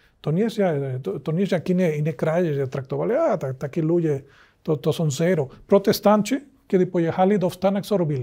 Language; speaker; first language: Polish; non-native, learner; Spanish